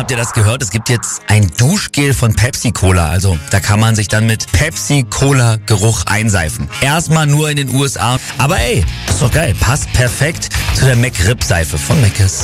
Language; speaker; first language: German; native; German